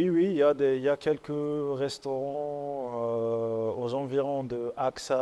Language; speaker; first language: French; non-native, local second language; Arabic